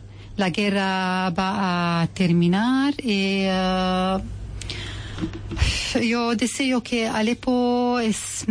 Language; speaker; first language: Spanish; non-native, learner; Arabic